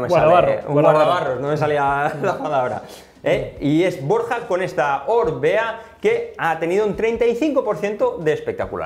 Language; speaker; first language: Spanish; native; Spanish